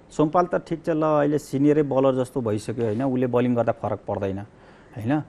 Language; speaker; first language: Nepali; native; Nepali